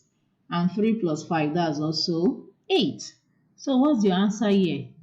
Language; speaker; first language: English; non-native, local second language; Yoruba